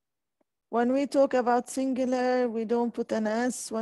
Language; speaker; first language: English; non-native, fluent; Arabic